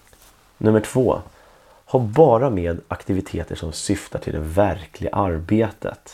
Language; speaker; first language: Swedish; native; Swedish